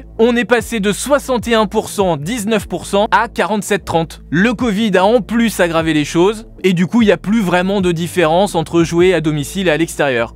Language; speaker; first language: French; native; French